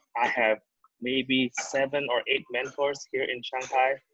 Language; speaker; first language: English; non-native, fluent; Indonesian